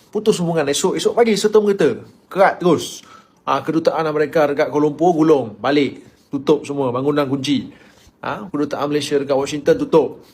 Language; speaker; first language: Malay; native; Malay